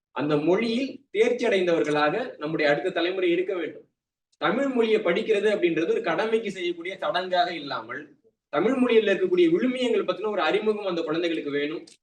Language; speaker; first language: Tamil; native; Tamil